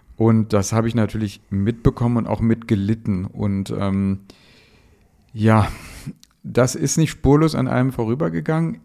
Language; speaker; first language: German; native; German